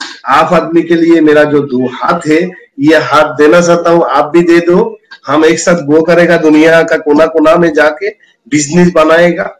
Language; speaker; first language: Hindi; non-native, fluent; Bangla